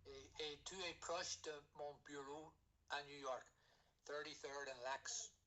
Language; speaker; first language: French; non-native, learner; English